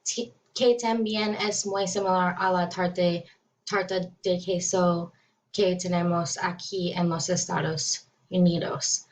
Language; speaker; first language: Spanish; non-native, learner; English